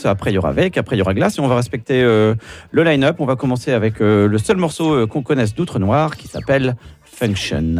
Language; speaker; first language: French; native; French